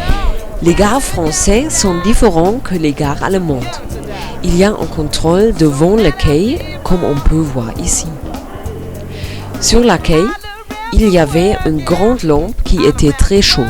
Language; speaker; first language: French; non-native, learner; German